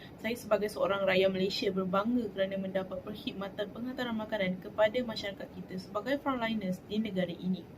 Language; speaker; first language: Malay; native; Malay